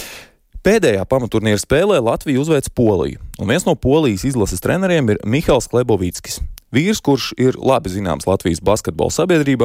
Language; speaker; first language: Latvian; native; Latvian